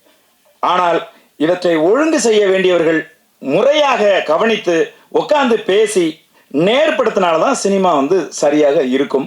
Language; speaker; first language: Tamil; native; Tamil